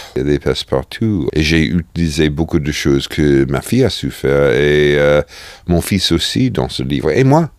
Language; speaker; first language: French; non-native, fluent; English